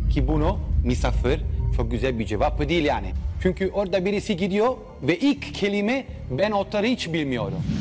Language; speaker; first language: Turkish; non-native, fluent; Italian